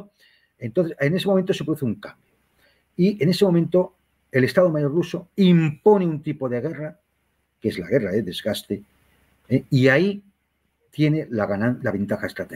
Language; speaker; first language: Spanish; native; Spanish